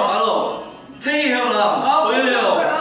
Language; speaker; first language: Korean; non-native, fluent; Chinese